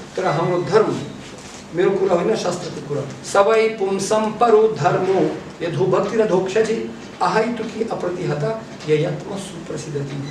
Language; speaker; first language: Nepali; non-native, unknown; Russian